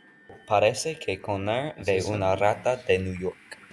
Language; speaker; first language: Spanish; non-native, learner; English